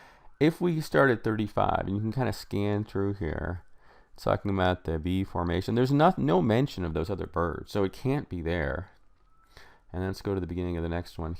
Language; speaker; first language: English; native; English